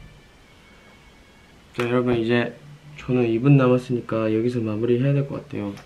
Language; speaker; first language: Korean; non-native, fluent; Japanese